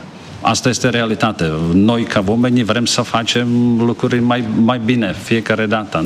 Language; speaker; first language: Romanian; non-native, fluent; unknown